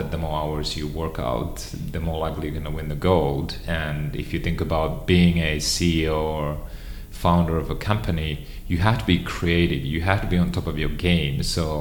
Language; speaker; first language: English; non-native, fluent; Finnish